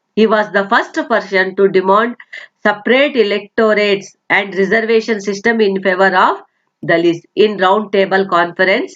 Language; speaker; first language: English; non-native, local second language; Kannada